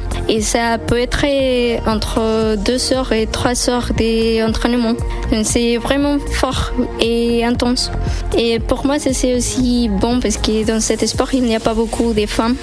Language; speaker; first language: French; non-native, fluent; Spanish